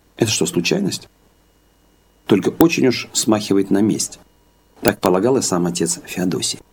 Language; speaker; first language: Russian; native; Russian